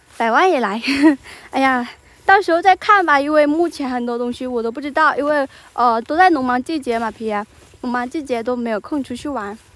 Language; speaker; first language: Chinese; non-native, local second language; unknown